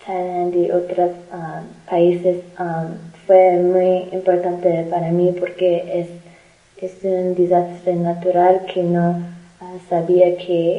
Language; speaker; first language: Spanish; non-native, learner; English